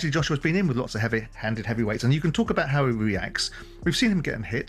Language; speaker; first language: English; native; English